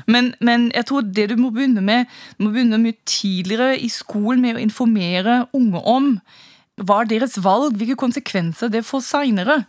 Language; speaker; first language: Norwegian; non-native, fluent; German